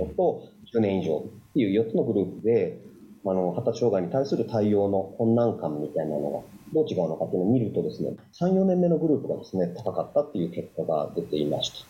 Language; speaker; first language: Japanese; native; Japanese